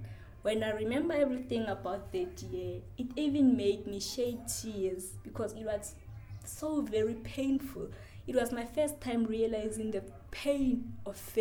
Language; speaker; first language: English; non-native, local second language; Northern Sotho